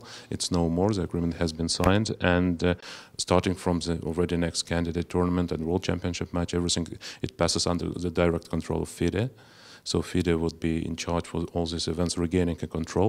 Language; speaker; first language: English; non-native, fluent; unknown